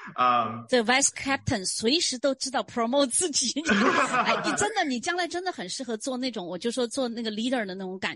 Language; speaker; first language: Chinese; native; Chinese